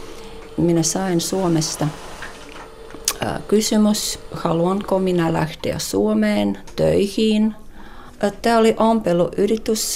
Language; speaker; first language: Finnish; non-native, learner; Latvian